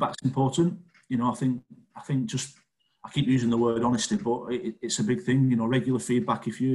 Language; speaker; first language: English; native; English